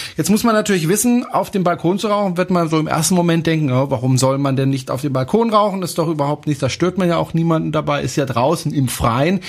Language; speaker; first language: German; non-native, fluent; French